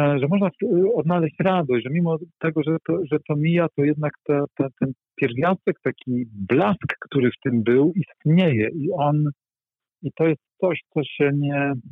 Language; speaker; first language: Polish; native; Polish